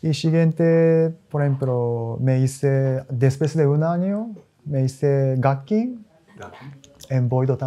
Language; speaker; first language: Spanish; non-native, learner; Japanese